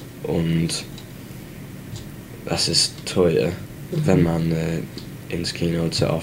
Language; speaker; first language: German; non-native, learner; English